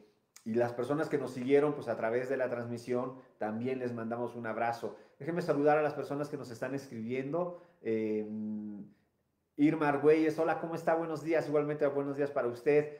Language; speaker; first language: Spanish; native; Spanish